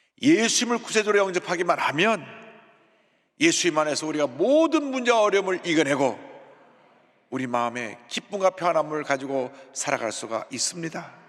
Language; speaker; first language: Korean; native; Korean